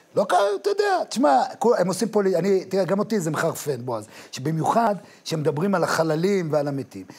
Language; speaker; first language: Hebrew; native; Hebrew